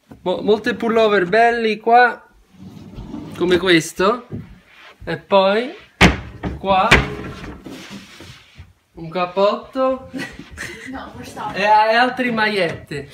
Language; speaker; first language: Italian; early bilingual, heritage; Italian